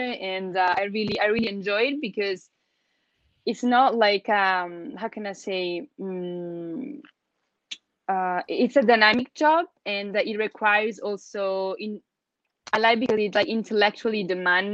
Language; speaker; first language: English; non-native, fluent; Italian